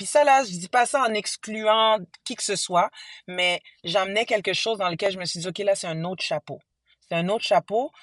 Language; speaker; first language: French; early bilingual, other home language; Haitian Creole